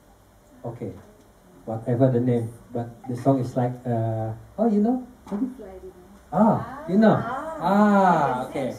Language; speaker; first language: English; non-native, learner; Indonesian